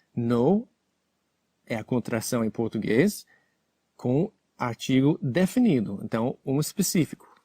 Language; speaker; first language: Portuguese; non-native, fluent; English